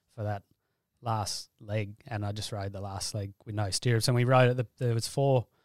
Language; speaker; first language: English; native; English